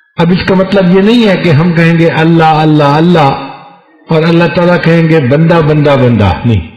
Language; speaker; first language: Urdu; non-native, local second language; Punjabi